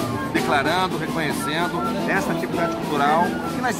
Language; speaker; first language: Portuguese; native; Portuguese